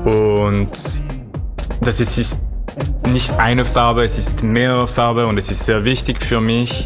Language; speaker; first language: German; non-native, learner; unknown